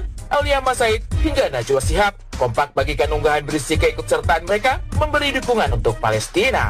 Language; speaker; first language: Indonesian; native; Indonesian